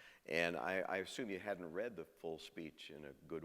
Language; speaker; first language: English; native; English